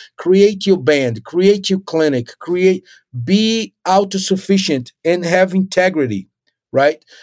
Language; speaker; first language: English; non-native, fluent; Portuguese